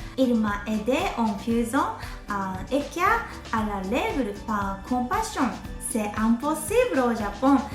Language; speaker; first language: French; non-native, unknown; Japanese